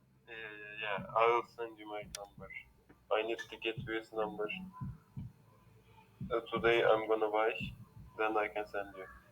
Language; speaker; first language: English; non-native, learner; Turkish